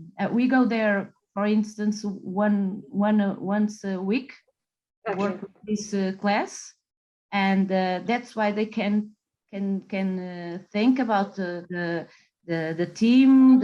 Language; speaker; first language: English; non-native, fluent; Portuguese